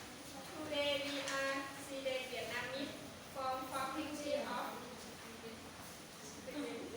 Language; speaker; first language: English; non-native, learner; Vietnamese